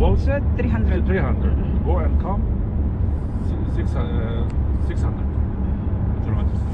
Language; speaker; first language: English; non-native, learner; Turkish